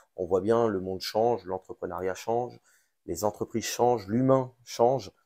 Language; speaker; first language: French; native; French